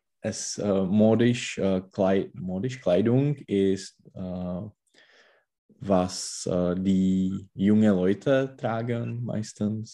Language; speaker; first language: German; non-native, learner; Czech